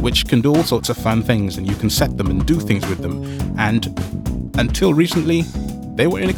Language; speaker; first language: English; native; English